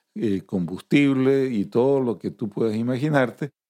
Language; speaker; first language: Spanish; native; Spanish